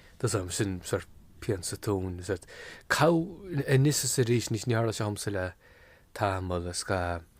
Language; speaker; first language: Irish; native; Irish